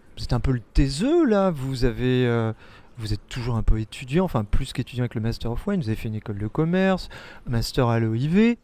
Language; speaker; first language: French; native; French